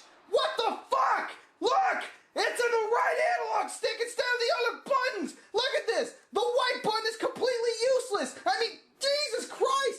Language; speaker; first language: English; native; English